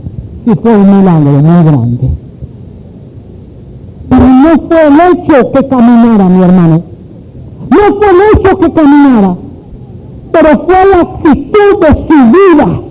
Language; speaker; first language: Spanish; native; Spanish